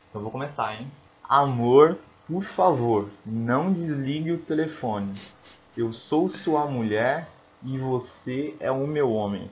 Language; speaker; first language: Portuguese; native; Portuguese